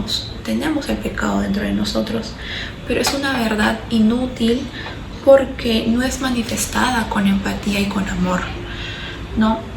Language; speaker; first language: Spanish; native; Spanish